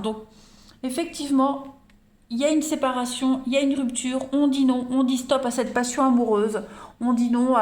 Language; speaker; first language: French; native; French